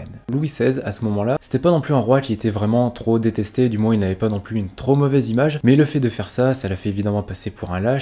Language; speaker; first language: French; native; French